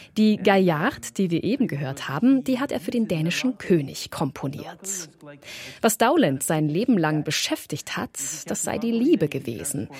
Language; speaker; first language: German; native; German